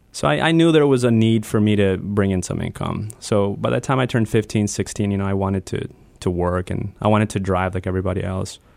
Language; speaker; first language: English; early bilingual, other home language; Spanish